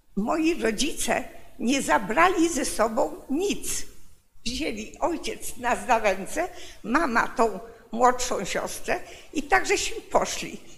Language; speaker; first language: Polish; native; Polish